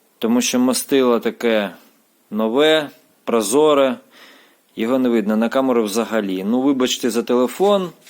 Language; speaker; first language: Ukrainian; non-native, local second language; Russian